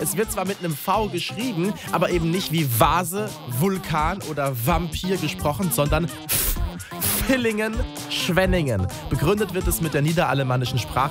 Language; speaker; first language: German; native; German